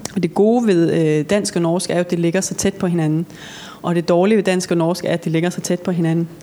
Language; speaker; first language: Danish; early bilingual, other home language; Norwegian